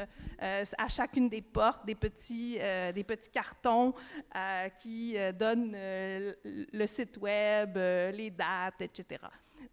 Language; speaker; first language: French; native; French